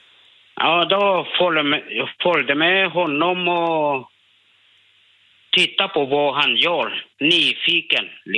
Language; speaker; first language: Swedish; non-native, learner; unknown